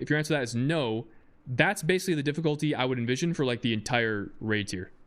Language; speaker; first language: English; native; English